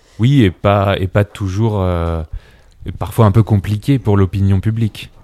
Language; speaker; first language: French; native; French